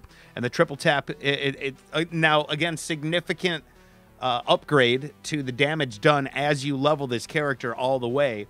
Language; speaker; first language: English; native; English